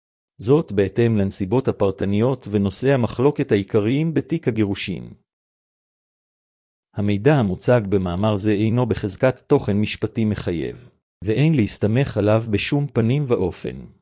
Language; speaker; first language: Hebrew; native; Hebrew